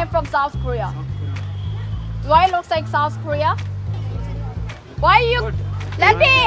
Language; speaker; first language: English; non-native, learner; Korean